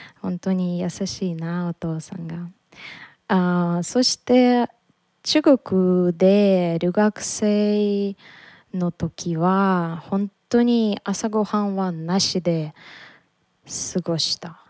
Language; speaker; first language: Japanese; non-native, learner; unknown